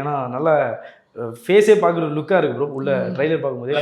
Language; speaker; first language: Tamil; native; Tamil